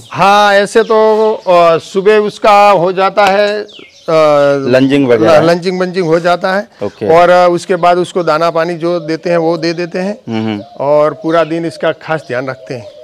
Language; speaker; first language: Hindi; non-native, local second language; Gujarati